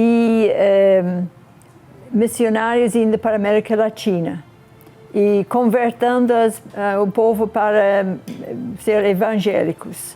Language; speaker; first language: Portuguese; non-native, fluent; English